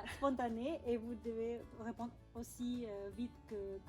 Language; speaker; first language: French; non-native, learner; Indonesian